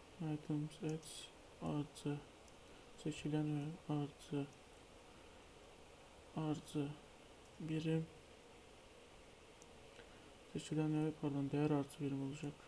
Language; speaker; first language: Turkish; native; Turkish